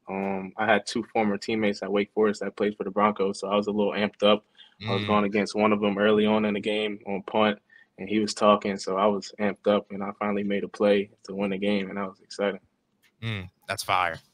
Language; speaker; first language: English; native; English